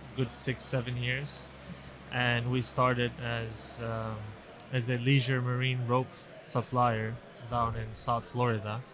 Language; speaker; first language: English; non-native, fluent; Turkish